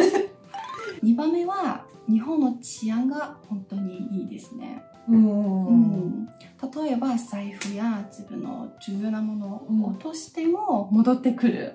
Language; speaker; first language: Japanese; non-native, fluent; Chinese